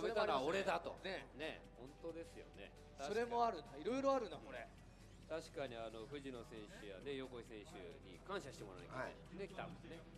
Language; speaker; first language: Japanese; native; Japanese